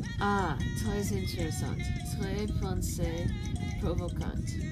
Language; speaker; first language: French; non-native, learner; English